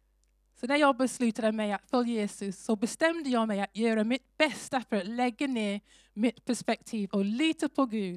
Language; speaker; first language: Swedish; non-native, fluent; English